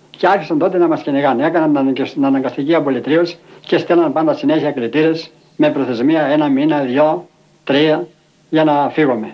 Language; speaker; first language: Greek; native; Greek